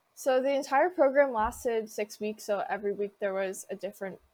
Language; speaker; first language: English; native; English